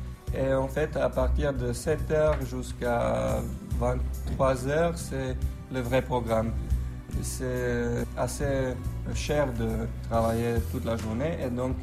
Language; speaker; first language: French; non-native, fluent; Slovenian